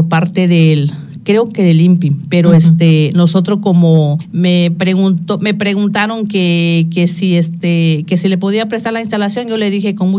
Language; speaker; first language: Spanish; non-native, local second language; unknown